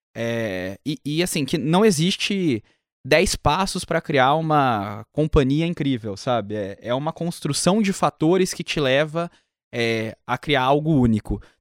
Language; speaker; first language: Portuguese; native; Portuguese